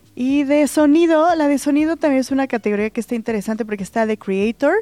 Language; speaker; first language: Spanish; native; Spanish